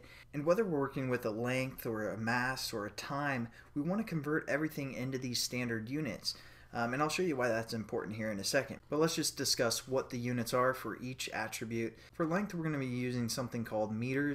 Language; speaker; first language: English; native; English